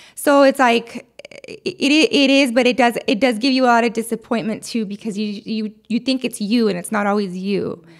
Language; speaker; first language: English; early bilingual, other home language; Spanish